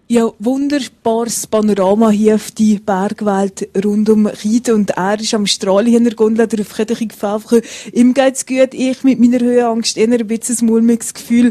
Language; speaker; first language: German; native; German